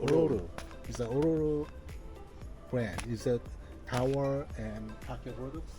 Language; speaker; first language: English; non-native, learner; Korean